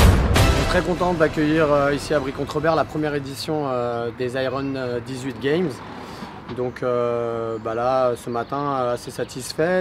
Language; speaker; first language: French; native; French